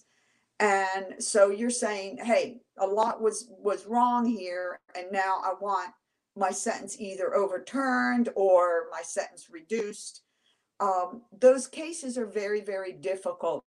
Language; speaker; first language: English; native; English